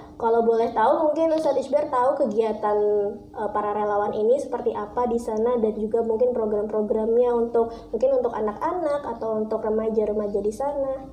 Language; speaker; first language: Indonesian; native; Indonesian